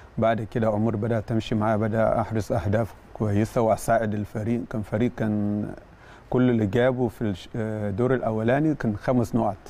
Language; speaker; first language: Arabic; non-native, fluent; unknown